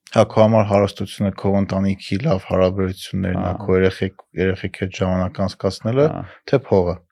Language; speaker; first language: Armenian; native; Armenian